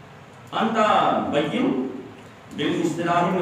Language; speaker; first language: Arabic; non-native, learner; Urdu